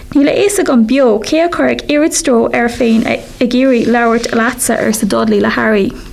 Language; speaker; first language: Irish; non-native, local second language; English